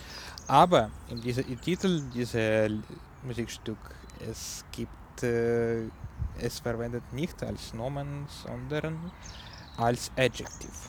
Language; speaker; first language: German; non-native, learner; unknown